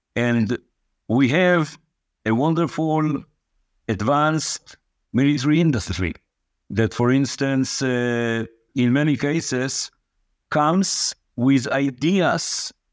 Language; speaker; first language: English; non-native, fluent; Hebrew